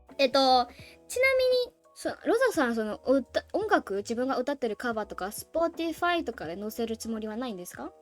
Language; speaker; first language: Japanese; non-native, fluent; Burmese